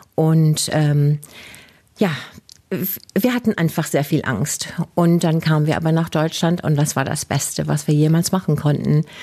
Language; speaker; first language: German; non-native, fluent; English